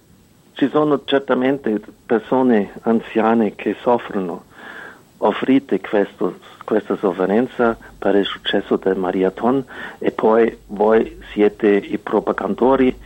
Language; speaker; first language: Italian; non-native, fluent; German